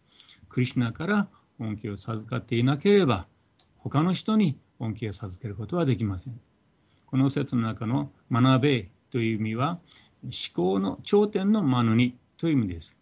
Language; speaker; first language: Japanese; non-native, fluent; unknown